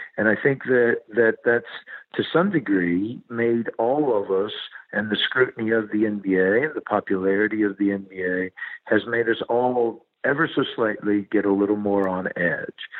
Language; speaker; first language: English; native; English